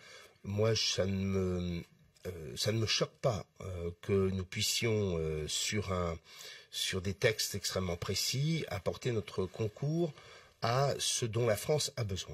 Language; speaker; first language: French; native; French